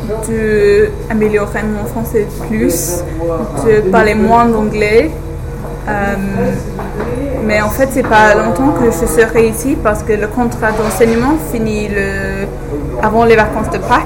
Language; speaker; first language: French; non-native, learner; English